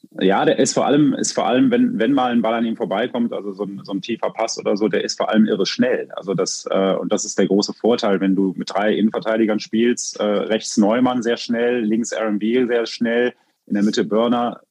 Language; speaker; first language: German; native; German